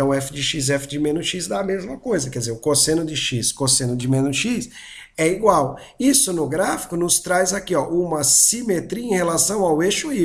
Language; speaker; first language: Portuguese; native; Portuguese